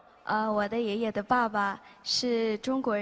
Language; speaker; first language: Chinese; non-native, learner; Thai